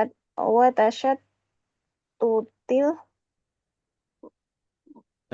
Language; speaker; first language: Arabic; non-native, learner; Indonesian